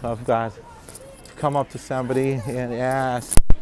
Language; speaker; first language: English; non-native, fluent; Russian